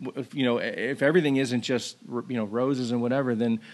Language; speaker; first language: English; native; English